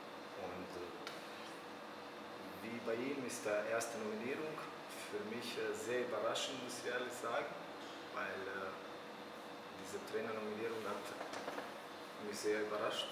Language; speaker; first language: German; early bilingual, other home language; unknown